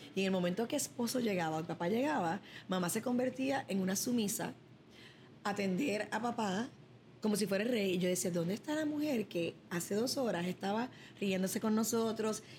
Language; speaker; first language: Spanish; early bilingual, other home language; English